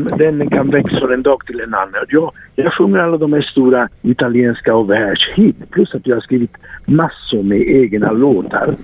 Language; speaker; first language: Swedish; non-native, fluent; Italian